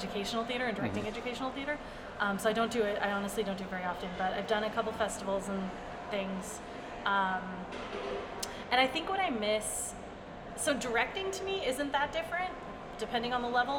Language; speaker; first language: English; native; English